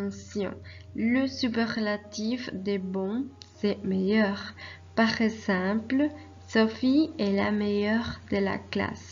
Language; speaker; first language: French; non-native, fluent; Spanish